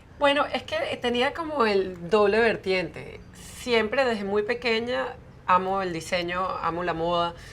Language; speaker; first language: Spanish; early bilingual, heritage; Spanish